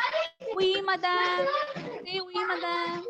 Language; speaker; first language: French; non-native, fluent; Malayalam